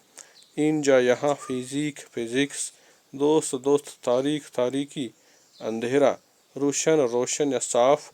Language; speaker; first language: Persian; non-native, fluent; Urdu